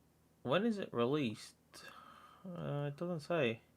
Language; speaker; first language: English; native; English